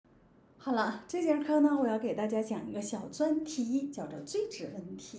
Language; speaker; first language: Chinese; native; Chinese